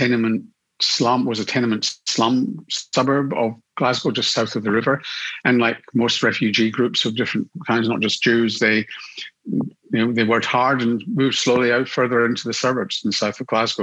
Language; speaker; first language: English; native; English